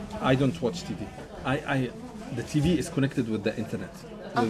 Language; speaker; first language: English; non-native, fluent; Arabic